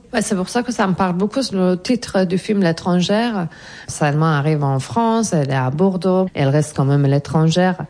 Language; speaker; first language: French; non-native, fluent; Persian